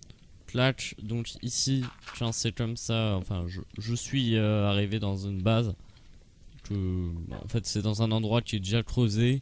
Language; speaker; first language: French; native; French